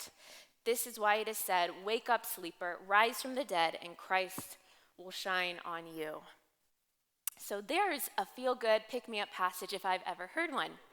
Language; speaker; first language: English; native; English